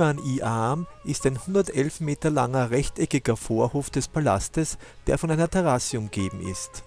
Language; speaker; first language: German; native; German